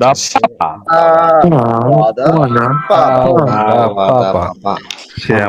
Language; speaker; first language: Chinese; non-native, fluent; Bangla